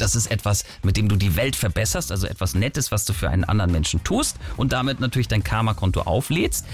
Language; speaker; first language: German; native; German